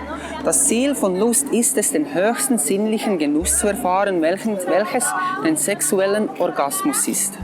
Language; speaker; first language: German; non-native, fluent; English